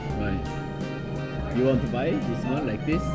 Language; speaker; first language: English; non-native, learner; Korean